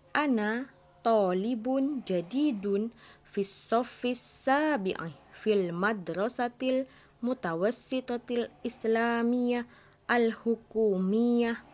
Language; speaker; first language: Arabic; non-native, fluent; Indonesian